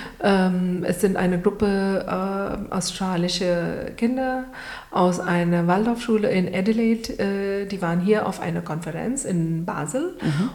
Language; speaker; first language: German; non-native, fluent; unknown